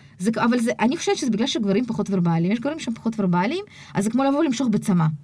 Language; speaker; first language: Hebrew; early bilingual, other home language; Russian